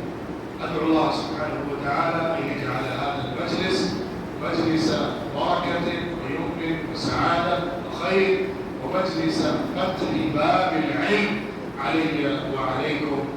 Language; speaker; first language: Arabic; non-native, fluent; Urdu